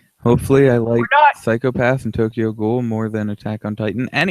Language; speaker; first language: English; native; English